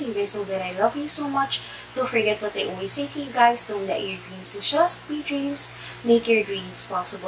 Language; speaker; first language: English; non-native, local second language; Filipino